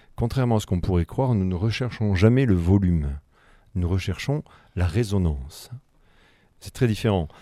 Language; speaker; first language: French; native; French